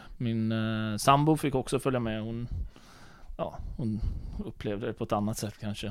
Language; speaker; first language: Swedish; early bilingual, other home language; Bosnian